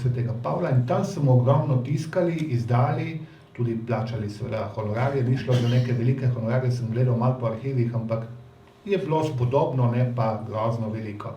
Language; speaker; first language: Slovenian; native; Slovenian